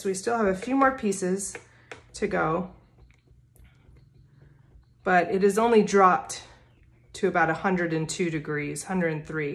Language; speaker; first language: English; native; English